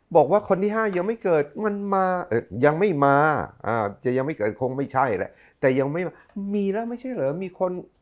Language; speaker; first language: Thai; native; Thai